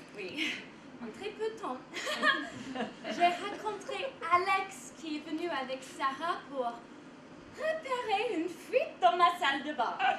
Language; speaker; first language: French; non-native, fluent; English